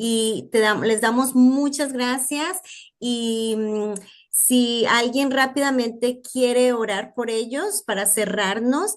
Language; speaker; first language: Spanish; native; Spanish